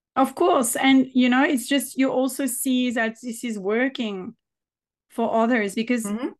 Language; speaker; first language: English; non-native, fluent; French